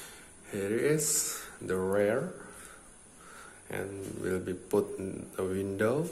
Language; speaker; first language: English; non-native, learner; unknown